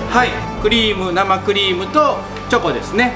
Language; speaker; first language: Japanese; native; Japanese